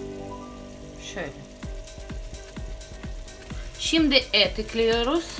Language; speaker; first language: Turkish; non-native, learner; Russian